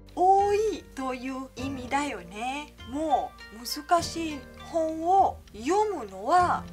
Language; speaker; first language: Japanese; non-native, fluent; Malay